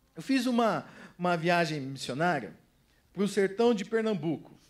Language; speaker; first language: Portuguese; native; Portuguese